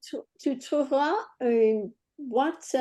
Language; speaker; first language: French; non-native, learner; English